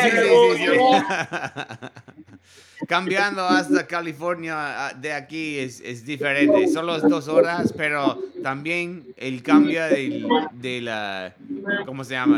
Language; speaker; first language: Spanish; non-native, learner; English